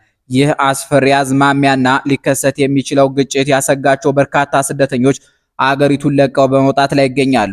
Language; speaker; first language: Amharic; native; Amharic